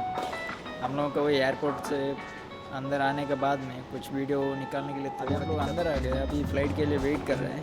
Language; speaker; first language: Hindi; non-native, local second language; Tulu